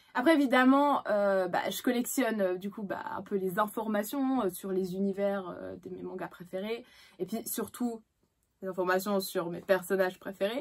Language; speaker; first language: French; native; French